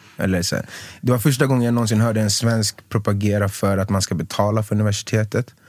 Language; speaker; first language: Swedish; native; Swedish